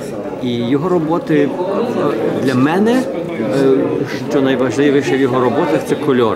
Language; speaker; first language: Ukrainian; early bilingual, heritage; Ukrainian